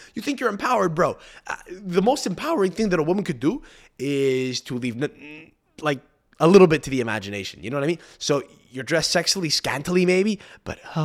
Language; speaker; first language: English; early bilingual, other home language; Italian